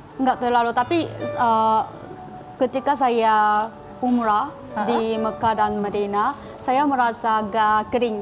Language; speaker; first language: Indonesian; non-native, fluent; Korean